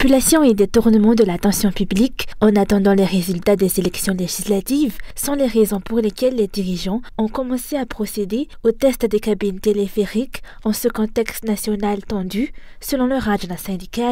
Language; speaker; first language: French; non-native, local second language; Malagasy